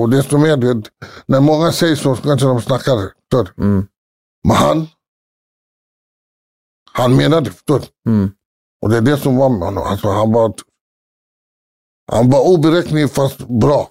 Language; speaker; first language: Swedish; early bilingual, other home language; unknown